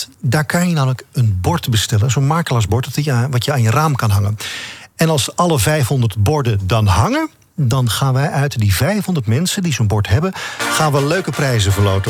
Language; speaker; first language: Dutch; native; Dutch